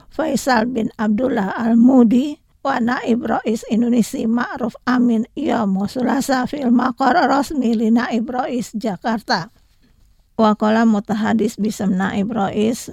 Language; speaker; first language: Arabic; non-native, fluent; Indonesian